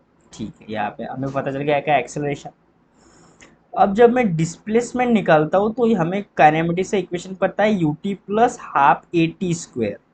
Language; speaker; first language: Hindi; native; Hindi